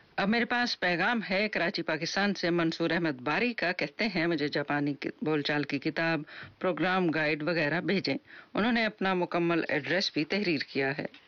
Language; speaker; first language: Urdu; native; Urdu